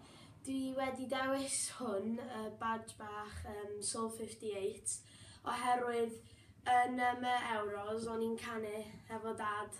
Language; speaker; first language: Welsh; non-native, local second language; English